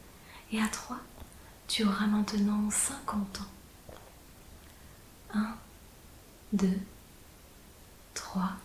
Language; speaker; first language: French; native; French